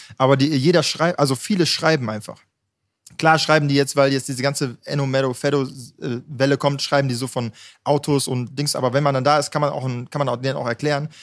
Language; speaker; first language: German; native; German